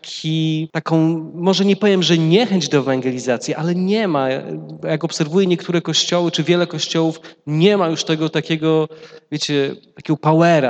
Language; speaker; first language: Polish; native; Polish